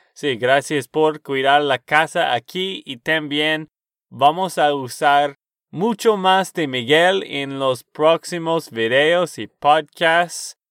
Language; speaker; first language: Spanish; non-native, learner; English